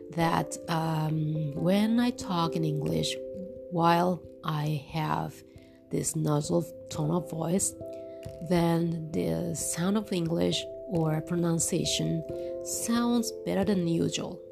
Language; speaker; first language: English; non-native, learner; Japanese